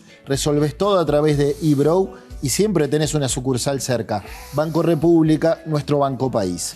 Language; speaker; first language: Spanish; native; Spanish